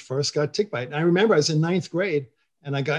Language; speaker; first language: English; native; English